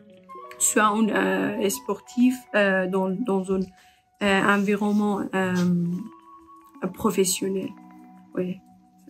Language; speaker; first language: French; non-native, learner; Persian